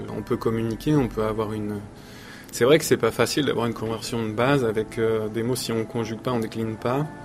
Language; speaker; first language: French; native; French